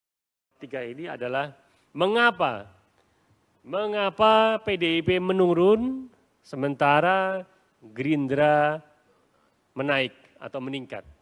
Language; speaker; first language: Indonesian; native; Indonesian